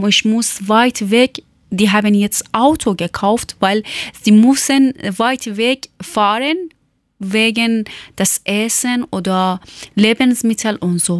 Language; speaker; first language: German; non-native, learner; Persian